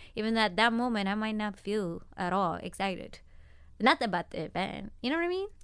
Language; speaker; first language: English; non-native, fluent; Amharic